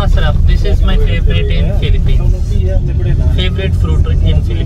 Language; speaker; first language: Filipino; non-native, learner; Punjabi